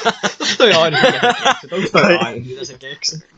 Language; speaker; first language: Finnish; native; Finnish